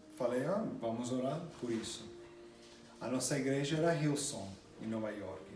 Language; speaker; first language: Portuguese; non-native, fluent; English